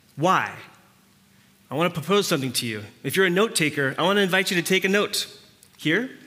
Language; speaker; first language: English; early bilingual, other home language; Spanish